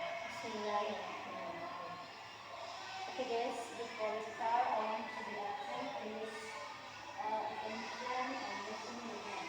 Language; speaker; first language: English; non-native, learner; Indonesian